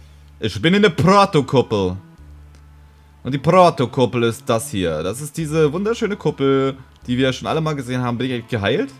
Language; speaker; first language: German; native; German